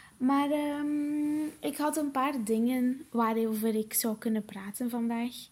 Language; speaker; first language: Dutch; early bilingual, other home language; Portuguese